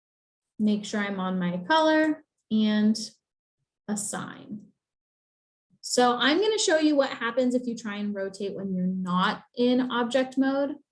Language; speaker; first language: English; native; English